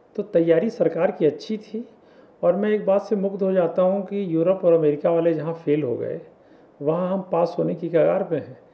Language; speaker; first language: Hindi; native; Hindi